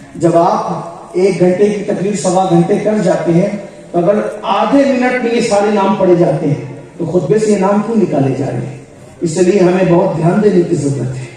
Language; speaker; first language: Urdu; native; Urdu